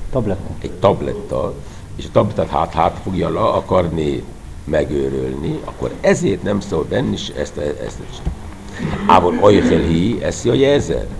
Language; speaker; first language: Hungarian; non-native, fluent; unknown